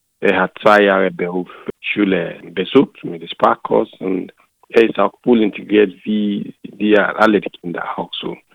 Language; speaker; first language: German; non-native, learner; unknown